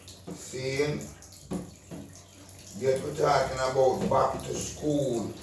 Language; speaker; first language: English; non-native, local second language; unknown